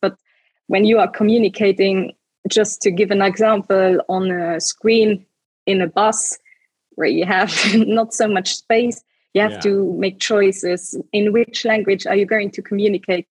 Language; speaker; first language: English; non-native, fluent; Luxembourgish